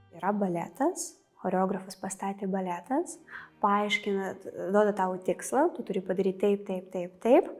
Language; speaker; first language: Lithuanian; non-native, fluent; Russian